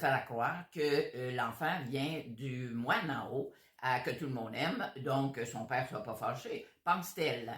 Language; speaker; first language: French; native; French